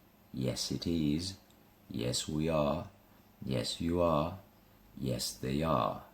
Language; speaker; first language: English; non-native, fluent; Spanish